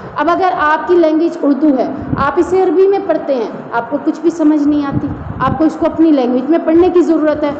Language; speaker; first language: Urdu; non-native, local second language; Saraiki